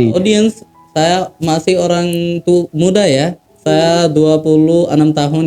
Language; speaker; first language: Indonesian; non-native, learner; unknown